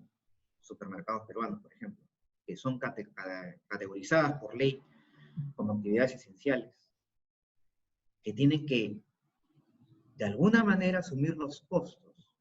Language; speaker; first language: Spanish; native; Spanish